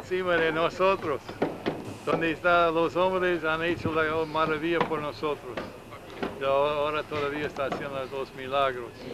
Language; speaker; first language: Spanish; non-native, learner; English